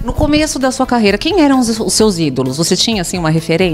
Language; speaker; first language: Portuguese; native; Portuguese